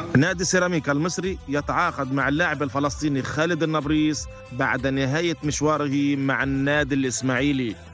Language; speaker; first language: Arabic; native; Arabic